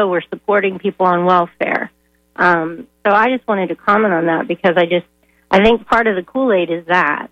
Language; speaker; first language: English; native; English